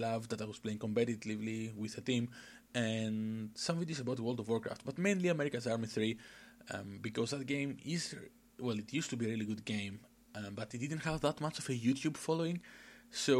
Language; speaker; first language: English; non-native, fluent; Greek